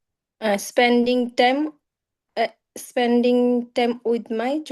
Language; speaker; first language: English; non-native, learner; Bangla